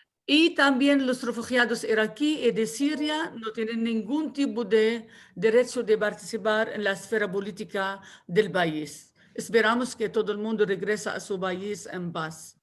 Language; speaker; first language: Spanish; non-native, fluent; Arabic